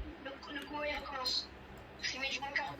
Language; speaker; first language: French; native; French